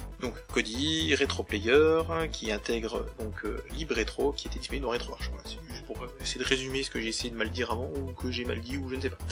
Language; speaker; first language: French; native; French